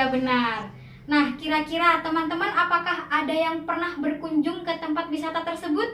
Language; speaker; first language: Indonesian; native; Indonesian